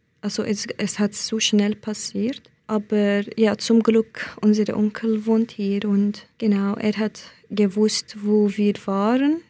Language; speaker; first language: German; non-native, learner; Central Kurdish